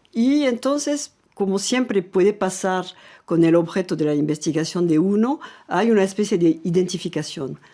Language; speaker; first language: Spanish; non-native, fluent; French